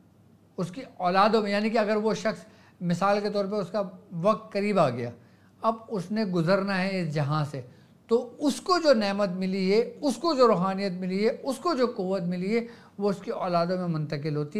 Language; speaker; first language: Urdu; native; Urdu